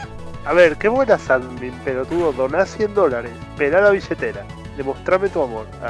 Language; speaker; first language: Spanish; native; Spanish